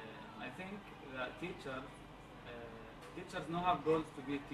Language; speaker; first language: English; non-native, learner; Arabic